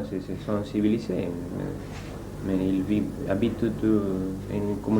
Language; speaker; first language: French; non-native, learner; Spanish